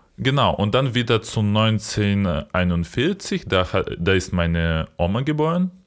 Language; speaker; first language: German; non-native, fluent; Ukrainian